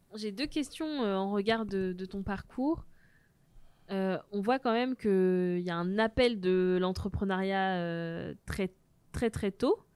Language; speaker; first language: French; native; French